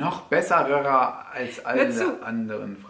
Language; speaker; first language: German; native; German